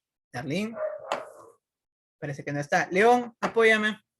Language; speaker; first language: Spanish; native; Spanish